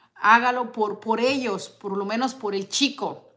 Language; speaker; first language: Spanish; native; Spanish